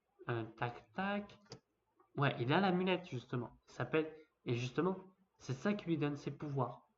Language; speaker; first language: French; native; French